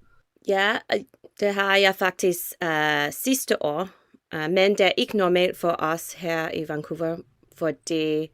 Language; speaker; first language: Danish; non-native, learner; English